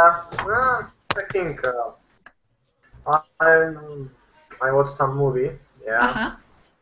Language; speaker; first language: English; non-native, learner; Polish